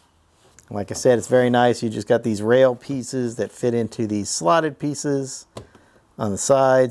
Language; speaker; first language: English; native; English